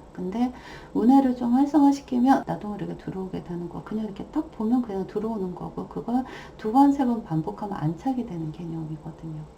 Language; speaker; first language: Korean; native; Korean